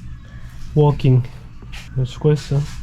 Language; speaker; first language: English; non-native, fluent; Korean